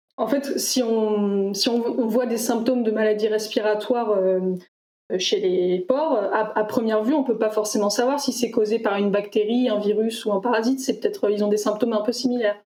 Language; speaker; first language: French; native; French